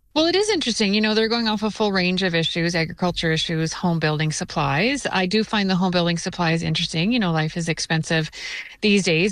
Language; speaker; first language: English; native; English